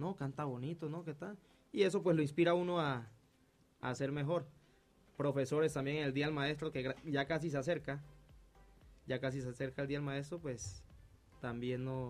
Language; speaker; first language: Spanish; native; Spanish